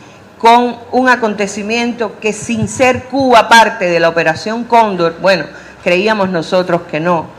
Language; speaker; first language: Spanish; native; Spanish